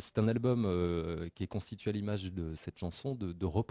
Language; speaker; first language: French; native; French